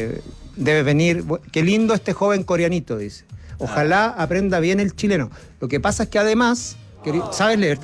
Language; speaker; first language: Spanish; native; Spanish